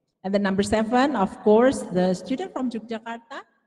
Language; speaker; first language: English; non-native, fluent; Indonesian